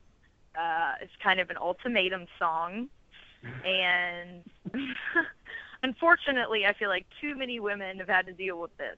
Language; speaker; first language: English; native; English